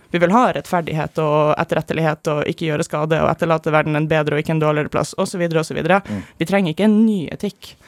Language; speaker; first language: Norwegian; early bilingual, other home language; German